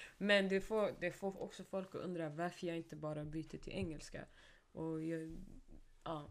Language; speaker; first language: Swedish; early bilingual, other home language; Somali